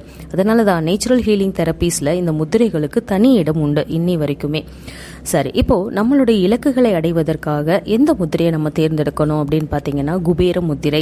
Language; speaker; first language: Tamil; native; Tamil